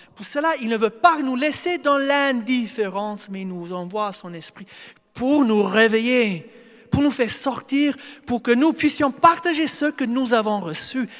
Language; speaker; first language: French; non-native, fluent; English